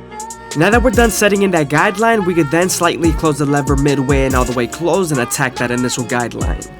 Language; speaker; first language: English; native; English